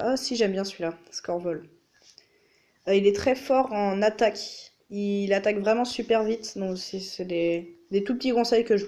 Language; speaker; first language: French; native; French